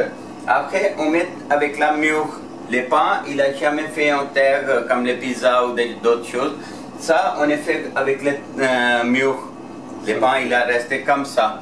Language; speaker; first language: French; non-native, learner; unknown